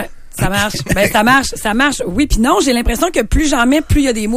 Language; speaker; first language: French; native; French